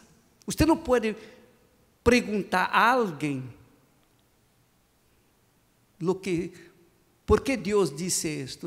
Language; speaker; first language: Portuguese; non-native, fluent; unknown